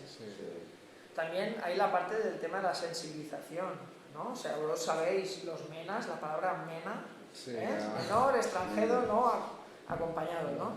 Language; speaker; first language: Spanish; native; Spanish